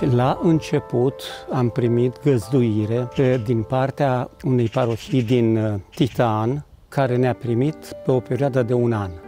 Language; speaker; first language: Romanian; non-native, local second language; Ukrainian